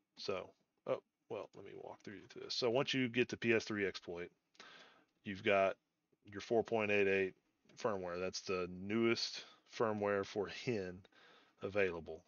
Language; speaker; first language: English; native; English